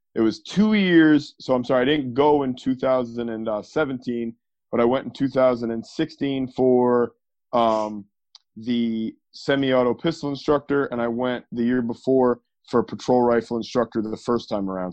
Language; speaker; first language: English; native; English